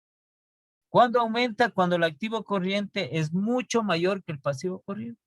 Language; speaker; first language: Spanish; native; Spanish